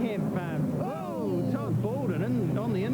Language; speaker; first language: English; native; English